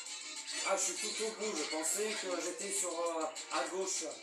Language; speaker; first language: French; native; French